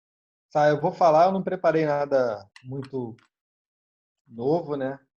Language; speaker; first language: Portuguese; native; Portuguese